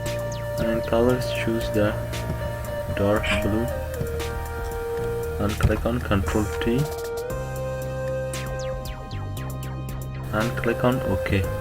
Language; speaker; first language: English; non-native, fluent; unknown